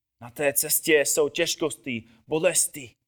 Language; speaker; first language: Czech; non-native, fluent; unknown